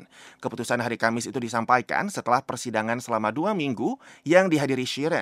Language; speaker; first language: Indonesian; native; Indonesian